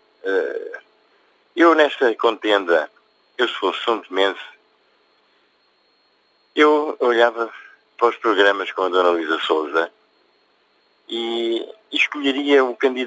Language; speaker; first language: Portuguese; native; Portuguese